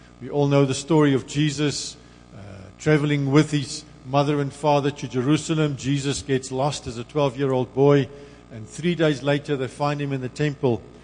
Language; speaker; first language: English; non-native, local second language; Afrikaans